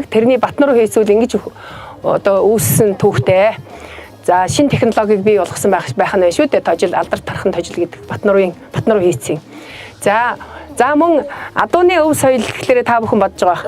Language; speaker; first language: Mongolian; native; Mongolian